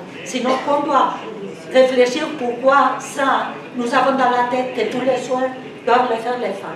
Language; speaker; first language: French; non-native, fluent; Spanish